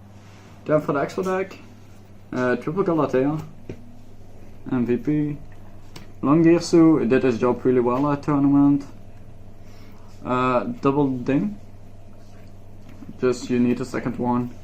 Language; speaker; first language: English; non-native, fluent; Dutch